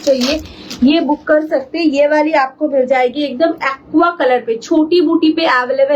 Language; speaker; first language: Hindi; non-native, local second language; Bangla